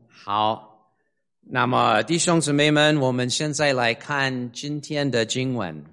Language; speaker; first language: Chinese; non-native, fluent; English